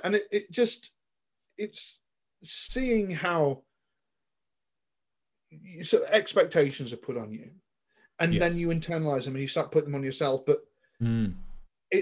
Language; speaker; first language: English; native; English